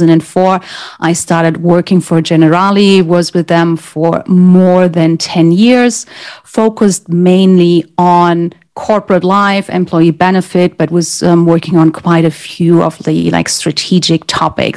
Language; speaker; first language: English; non-native, fluent; German